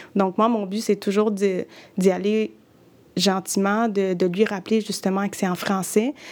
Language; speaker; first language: French; early bilingual, other home language; Spanish